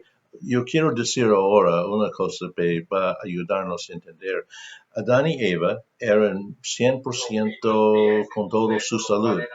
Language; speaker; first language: Spanish; non-native, fluent; English